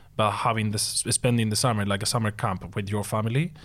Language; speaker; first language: English; non-native, fluent; Spanish